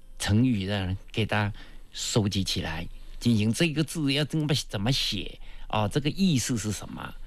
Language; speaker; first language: Chinese; non-native, local second language; Min Nan Chinese